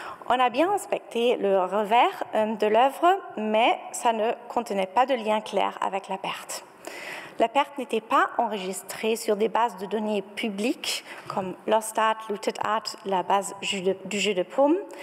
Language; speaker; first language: French; non-native, fluent; German